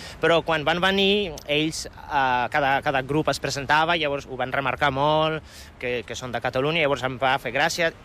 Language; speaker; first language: Catalan; non-native, fluent; Polish